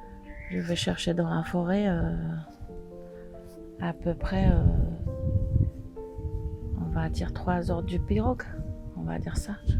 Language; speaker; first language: French; non-native, local second language; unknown